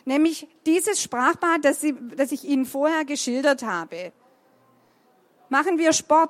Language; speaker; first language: German; native; German